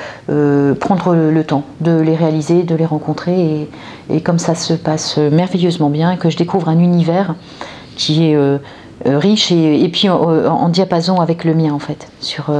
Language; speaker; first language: French; native; French